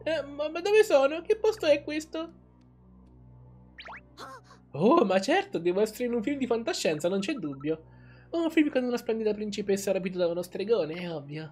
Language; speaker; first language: Italian; native; Italian